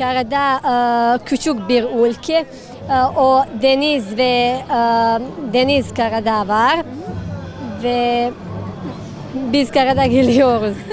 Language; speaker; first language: Turkish; non-native, learner; Serbian